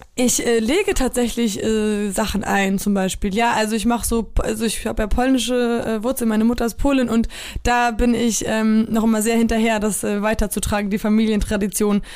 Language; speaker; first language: German; early bilingual, other home language; Polish